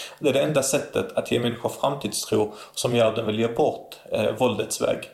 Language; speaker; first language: Swedish; early bilingual, other home language; Arabic